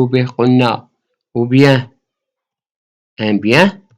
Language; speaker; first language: French; non-native, local second language; Arabic